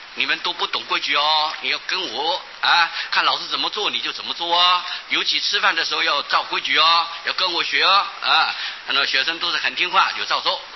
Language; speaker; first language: Chinese; non-native, local second language; Hakka Chinese